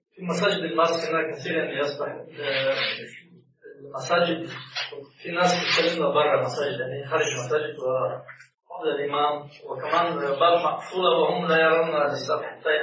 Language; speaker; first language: Arabic; non-native, learner; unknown